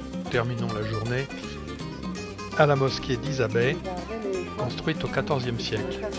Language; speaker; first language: French; native; French